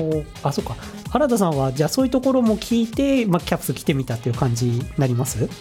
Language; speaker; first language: Japanese; native; Japanese